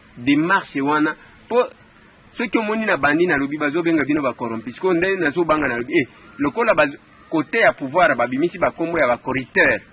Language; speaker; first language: Lingala; native; Lingala